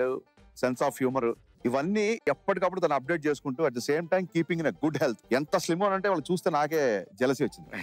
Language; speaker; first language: Telugu; native; Telugu